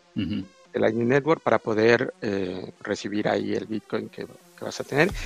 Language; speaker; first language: Spanish; native; Spanish